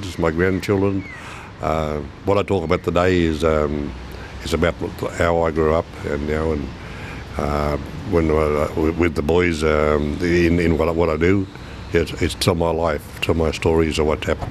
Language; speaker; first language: English; native; English